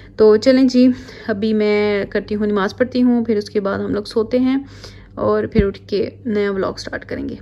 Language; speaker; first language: Urdu; non-native, local second language; Punjabi